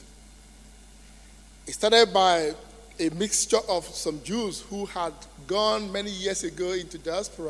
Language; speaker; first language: English; non-native, local second language; Yoruba